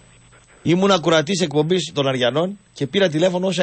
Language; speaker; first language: Greek; native; Greek